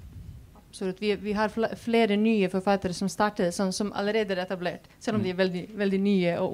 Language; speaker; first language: Swedish; non-native, fluent; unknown